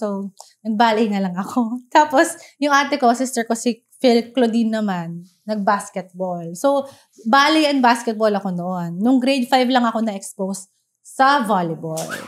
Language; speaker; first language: Filipino; non-native, local second language; Hiligaynon